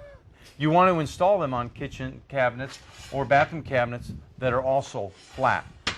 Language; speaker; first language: English; native; English